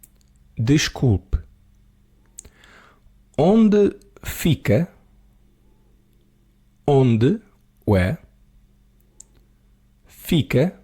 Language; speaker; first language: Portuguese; non-native, learner; English